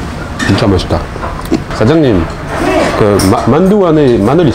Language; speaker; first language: Korean; non-native, learner; French